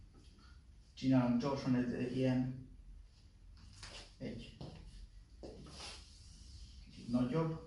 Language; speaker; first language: Hungarian; non-native, learner; Hebrew